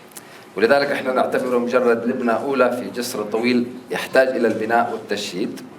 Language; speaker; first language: Arabic; native; Arabic